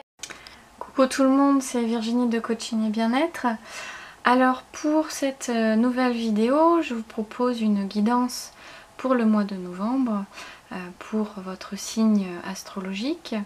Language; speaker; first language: French; native; French